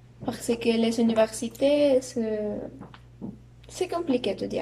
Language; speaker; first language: French; non-native, learner; Spanish